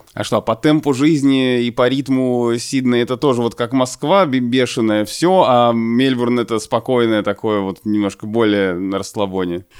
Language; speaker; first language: Russian; native; Russian